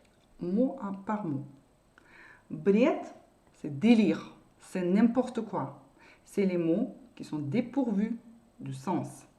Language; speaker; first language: French; non-native, fluent; Russian